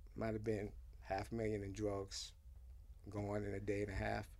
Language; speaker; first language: English; early bilingual, other home language; Haitian Creole